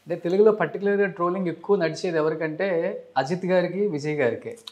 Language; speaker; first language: Telugu; native; Telugu